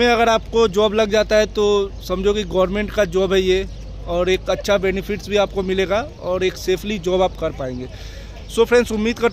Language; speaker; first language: Hindi; native; Hindi